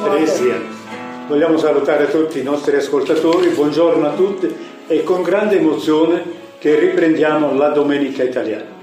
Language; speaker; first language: Italian; non-native, fluent; Portuguese